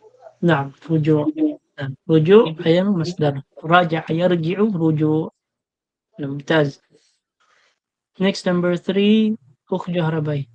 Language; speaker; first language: Arabic; non-native, fluent; Filipino